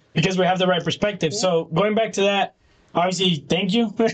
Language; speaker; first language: English; early bilingual, other home language; Spanish